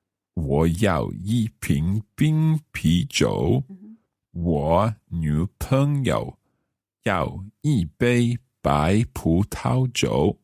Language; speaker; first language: Chinese; non-native, learner; English